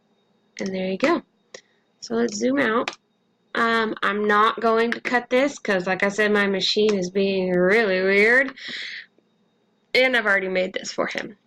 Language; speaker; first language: English; native; English